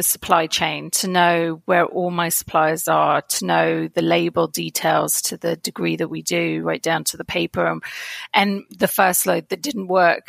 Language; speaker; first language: English; native; English